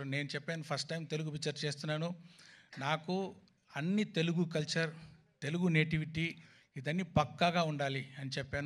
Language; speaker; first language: Telugu; non-native, learner; Tamil